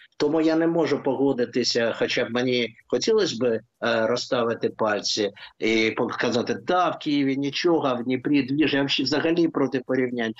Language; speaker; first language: Ukrainian; non-native, local second language; Russian